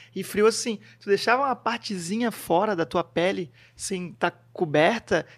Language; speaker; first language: Portuguese; native; Portuguese